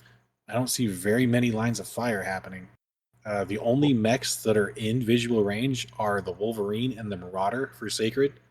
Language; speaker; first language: English; native; English